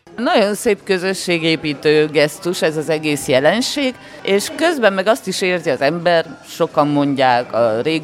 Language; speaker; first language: Hungarian; native; Hungarian